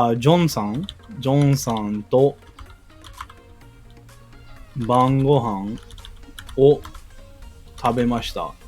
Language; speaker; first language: Japanese; non-native, learner; English